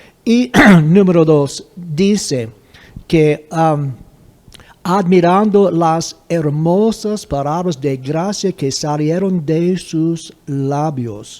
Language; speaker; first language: Spanish; non-native, fluent; English